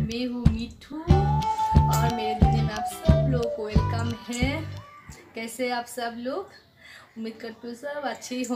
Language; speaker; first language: Hindi; non-native, local second language; Bangla